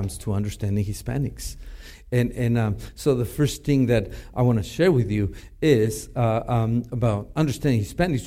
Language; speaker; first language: English; non-native, fluent; Spanish